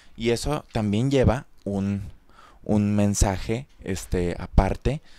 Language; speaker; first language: Spanish; native; Spanish